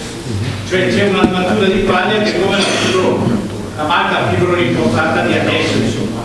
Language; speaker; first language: Italian; native; Italian